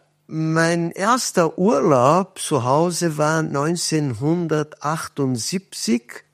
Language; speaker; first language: German; non-native, fluent; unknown